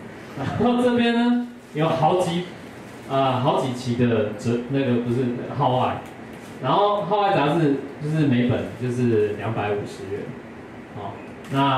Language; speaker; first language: Chinese; native; Chinese